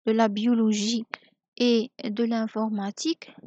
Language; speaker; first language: French; non-native, local second language; Arabic